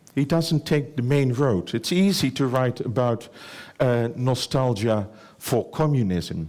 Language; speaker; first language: English; non-native, fluent; Dutch